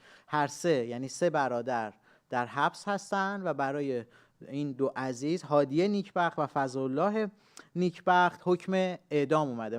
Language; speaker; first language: Persian; native; Persian